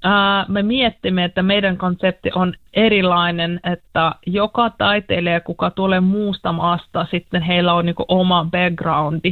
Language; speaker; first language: Finnish; non-native, learner; Russian